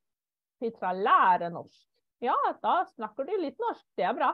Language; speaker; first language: Norwegian; non-native, fluent; German